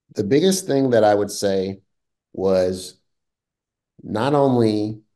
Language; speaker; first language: English; native; English